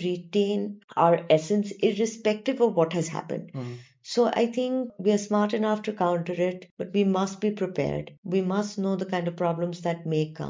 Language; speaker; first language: English; non-native, local second language; Gujarati